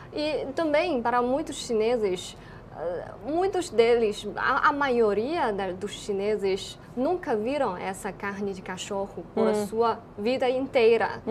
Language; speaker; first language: Portuguese; non-native, fluent; Chinese